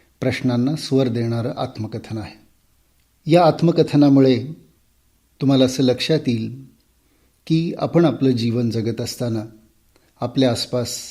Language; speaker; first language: Marathi; native; Marathi